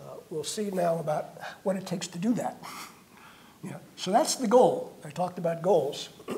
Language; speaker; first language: English; native; English